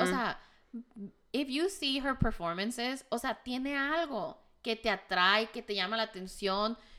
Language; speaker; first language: Spanish; native; Spanish